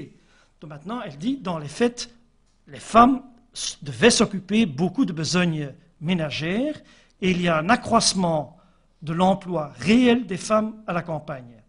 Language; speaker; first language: French; native; French